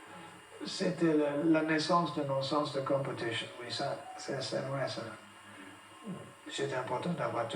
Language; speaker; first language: French; non-native, fluent; English